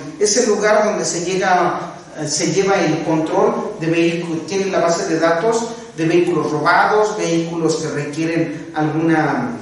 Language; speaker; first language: Spanish; native; Spanish